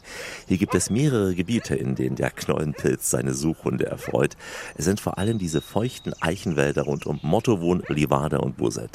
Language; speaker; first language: German; native; German